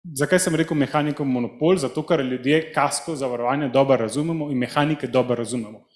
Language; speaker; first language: Slovenian; early bilingual, heritage; Slovenian